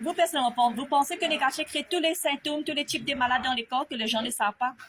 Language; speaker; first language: French; non-native, local second language; Morisyen